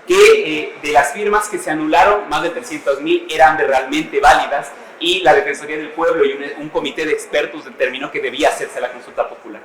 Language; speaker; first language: Spanish; native; Spanish